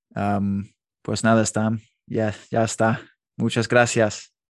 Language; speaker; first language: Spanish; non-native, learner; English